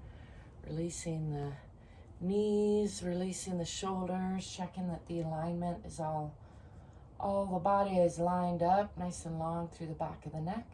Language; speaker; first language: English; native; English